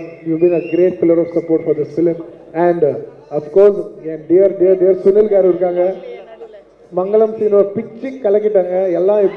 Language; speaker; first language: Tamil; non-native, local second language; Telugu